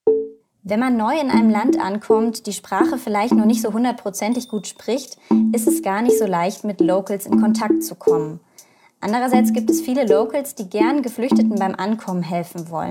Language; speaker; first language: German; native; German